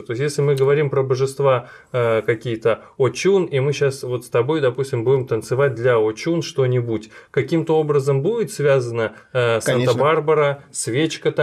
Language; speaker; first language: Russian; native; Russian